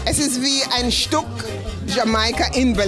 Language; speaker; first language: German; non-native, learner; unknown